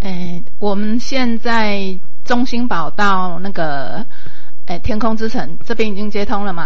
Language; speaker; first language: Chinese; non-native, local second language; Min Nan Chinese